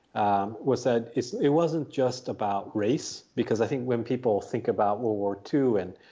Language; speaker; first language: English; early bilingual, other home language; Japanese